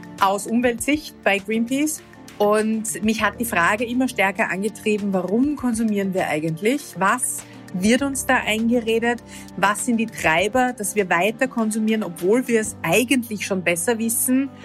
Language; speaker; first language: German; native; German